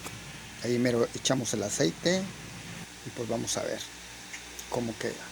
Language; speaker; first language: Spanish; native; Spanish